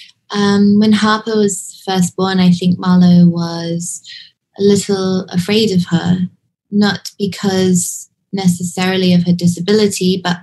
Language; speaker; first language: English; native; English